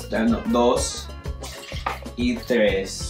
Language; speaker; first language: Spanish; non-native, learner; English